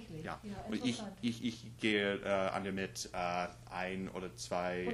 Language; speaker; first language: German; non-native, learner; English